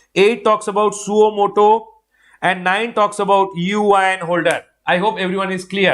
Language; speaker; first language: English; non-native, local second language; Hindi